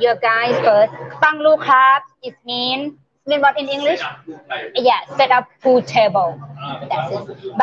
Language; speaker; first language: English; non-native, learner; Thai